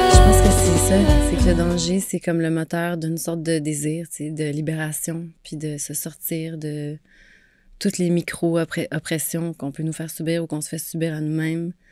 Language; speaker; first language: French; native; French